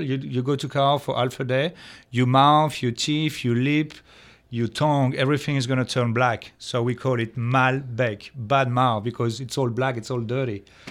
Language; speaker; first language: English; non-native, fluent; French